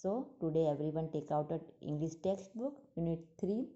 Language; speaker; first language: English; non-native, local second language; Gujarati